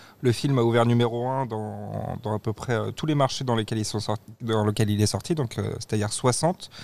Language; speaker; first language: French; native; French